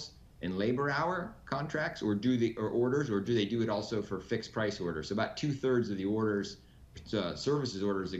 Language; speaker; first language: English; native; English